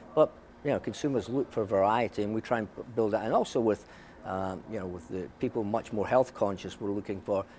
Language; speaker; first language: English; native; English